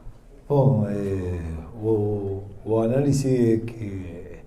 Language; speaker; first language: Portuguese; non-native, learner; Spanish